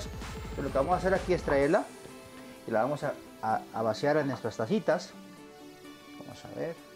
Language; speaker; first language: Spanish; native; Spanish